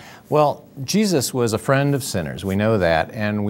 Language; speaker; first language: English; native; English